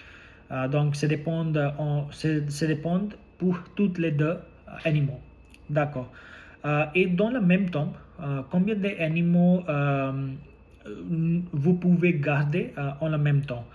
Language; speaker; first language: French; non-native, learner; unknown